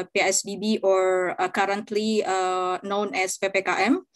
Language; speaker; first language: English; non-native, fluent; Indonesian